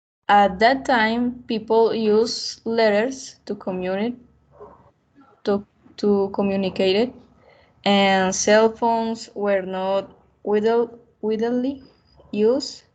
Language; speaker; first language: English; non-native, learner; Spanish